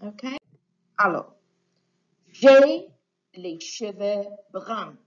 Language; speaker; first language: French; non-native, fluent; English